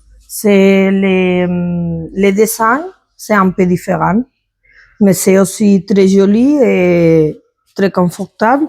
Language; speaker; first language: French; non-native, fluent; Spanish